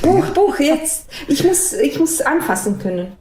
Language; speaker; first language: German; non-native, fluent; Bosnian